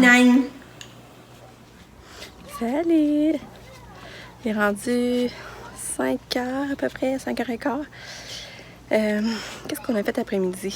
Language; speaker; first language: French; native; French